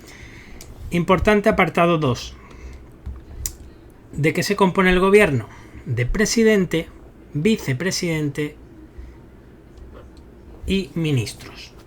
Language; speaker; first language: Spanish; native; Spanish